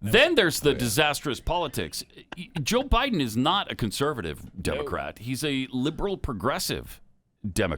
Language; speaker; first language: English; native; English